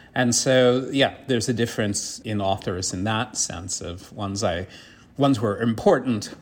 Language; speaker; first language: English; native; English